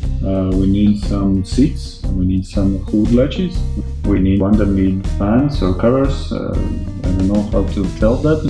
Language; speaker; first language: English; non-native, learner; Latvian